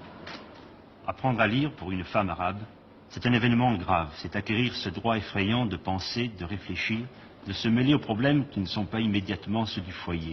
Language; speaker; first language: French; native; French